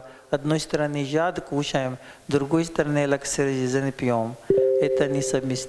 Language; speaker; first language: Russian; non-native, learner; Hindi